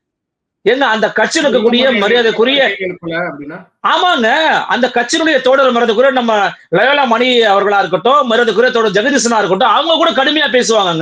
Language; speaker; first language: Tamil; native; Tamil